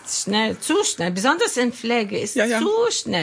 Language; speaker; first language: German; non-native, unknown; Arabic